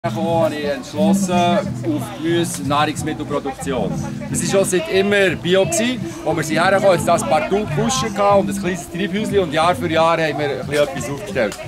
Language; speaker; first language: German; non-native, local second language; French